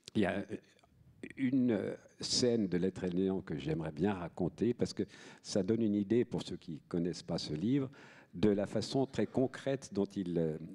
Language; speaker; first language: French; native; French